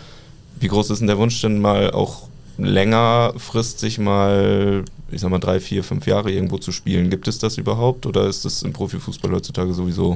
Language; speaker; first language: German; native; German